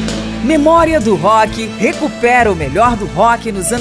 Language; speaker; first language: Portuguese; native; Portuguese